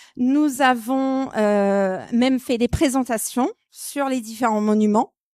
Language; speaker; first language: French; non-native, fluent; English